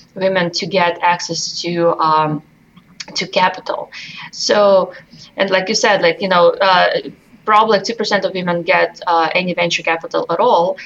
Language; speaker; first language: English; non-native, fluent; Russian